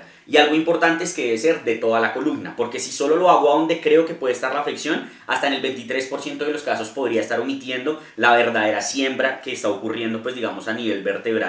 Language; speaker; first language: Spanish; native; Spanish